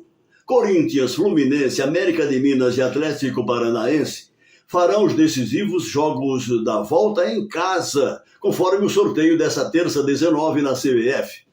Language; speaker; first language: Portuguese; native; Portuguese